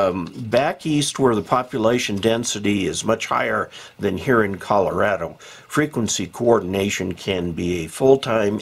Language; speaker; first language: English; native; English